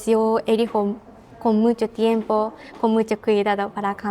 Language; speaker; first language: Spanish; non-native, learner; Japanese